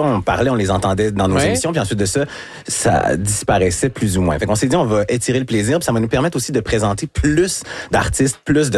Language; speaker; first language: French; native; French